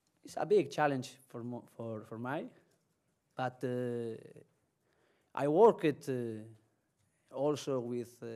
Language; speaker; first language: English; non-native, learner; Spanish